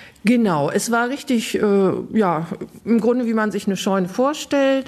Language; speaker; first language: German; native; German